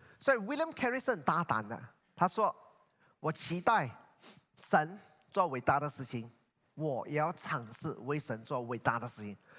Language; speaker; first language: Chinese; native; Chinese